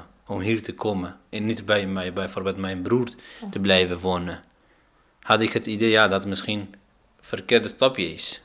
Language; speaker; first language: Dutch; non-native, fluent; Arabic